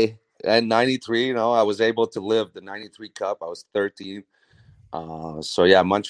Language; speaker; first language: English; non-native, fluent; French